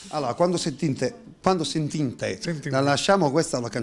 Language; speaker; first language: Italian; native; Italian